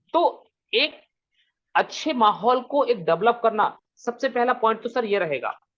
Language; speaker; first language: Hindi; native; Hindi